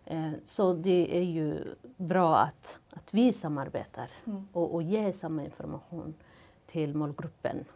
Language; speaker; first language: Swedish; non-native, fluent; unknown